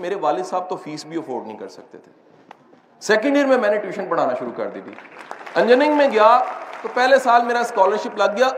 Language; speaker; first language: Urdu; non-native, local second language; Punjabi